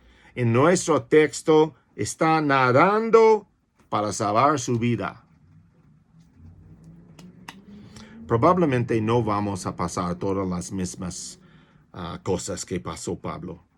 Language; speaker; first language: Spanish; non-native, fluent; English